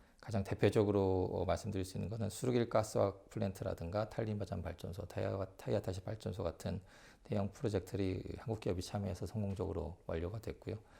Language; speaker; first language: Korean; native; Korean